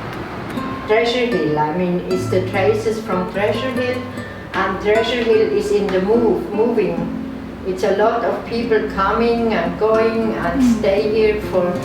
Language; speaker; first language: English; non-native, learner; German